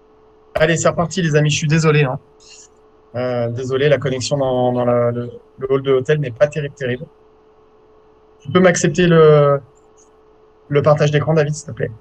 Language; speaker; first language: French; native; French